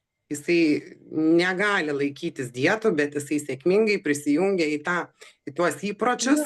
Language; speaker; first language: Lithuanian; native; Lithuanian